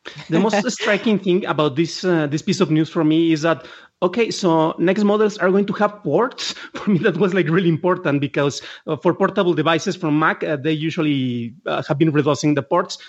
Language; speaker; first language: English; non-native, fluent; Spanish